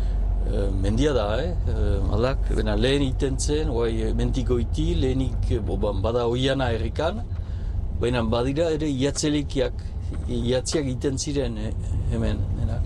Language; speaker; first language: Basque; native; Basque